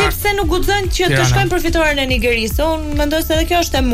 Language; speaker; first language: Albanian; native; Albanian